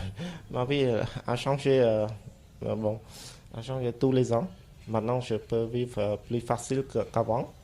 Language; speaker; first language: French; non-native, fluent; Khmer